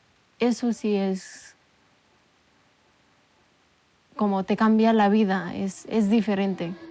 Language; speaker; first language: Spanish; non-native, local second language; Amharic